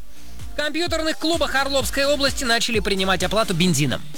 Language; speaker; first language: Russian; native; Russian